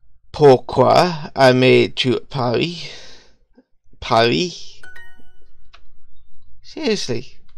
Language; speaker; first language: French; non-native, learner; English